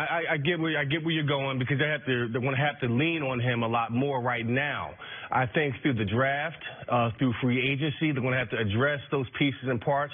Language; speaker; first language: English; native; English